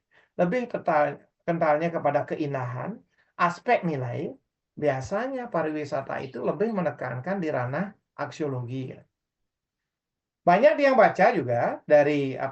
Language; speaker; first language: Indonesian; non-native, local second language; Balinese